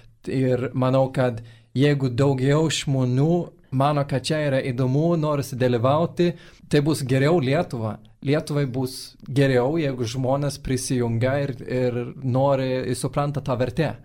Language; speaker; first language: Lithuanian; non-native, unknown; Swedish